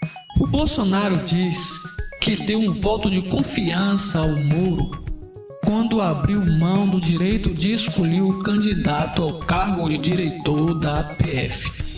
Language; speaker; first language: Portuguese; native; Portuguese